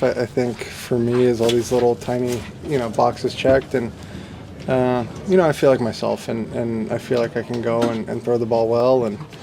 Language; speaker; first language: English; native; English